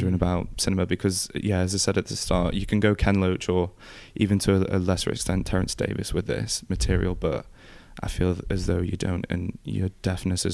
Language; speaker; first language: English; native; English